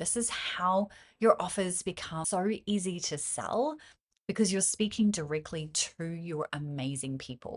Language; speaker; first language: English; native; English